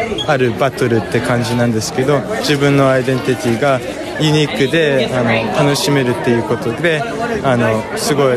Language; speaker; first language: Japanese; non-native, fluent; English